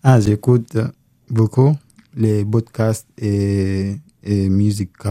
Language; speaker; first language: French; non-native, learner; Arabic